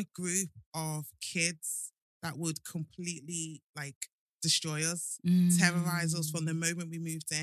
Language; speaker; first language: English; native; English